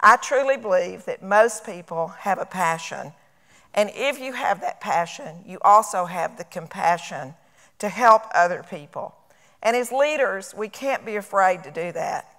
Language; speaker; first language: English; native; English